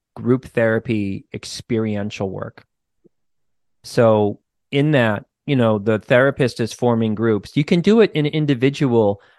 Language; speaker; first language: English; native; English